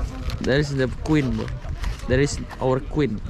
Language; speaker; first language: English; non-native, learner; Javanese